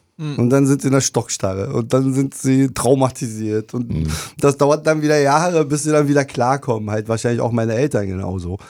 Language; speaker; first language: German; early bilingual, other home language; Turkish